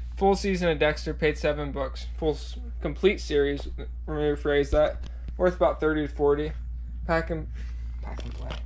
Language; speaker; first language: English; native; English